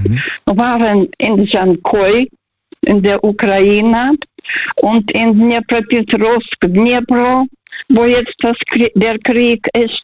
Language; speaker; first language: German; non-native, fluent; Russian